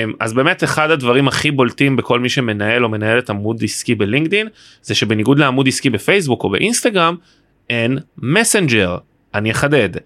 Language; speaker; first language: Hebrew; native; Hebrew